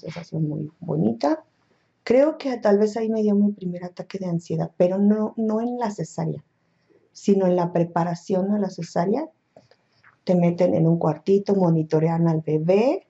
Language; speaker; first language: Spanish; native; Spanish